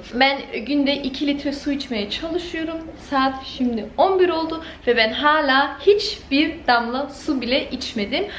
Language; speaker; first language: Turkish; early bilingual, heritage; Turkish